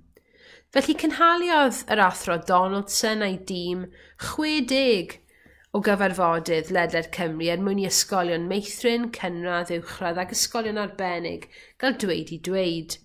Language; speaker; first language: Welsh; native; Welsh